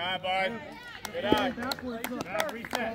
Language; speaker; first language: English; native; English